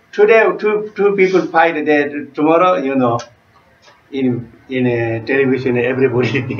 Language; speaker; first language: English; non-native, learner; Tibetan